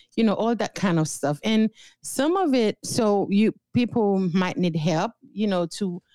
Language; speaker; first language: English; non-native, fluent; Haitian Creole